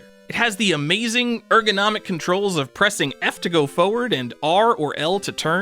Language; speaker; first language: English; native; English